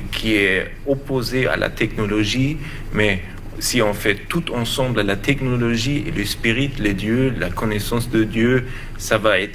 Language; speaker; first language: French; non-native, learner; German